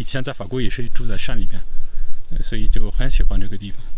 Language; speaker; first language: Chinese; non-native, fluent; French